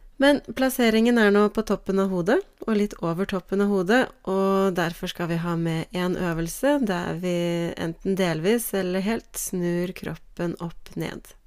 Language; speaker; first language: Norwegian; native; Norwegian